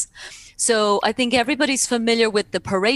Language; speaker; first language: English; native; English